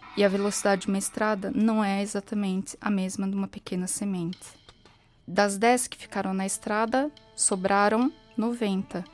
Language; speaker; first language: Portuguese; native; Portuguese